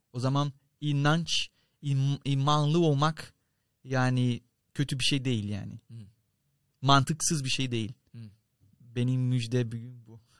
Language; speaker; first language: Turkish; non-native, fluent; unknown